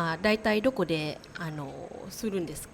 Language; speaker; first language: Japanese; non-native, learner; Thai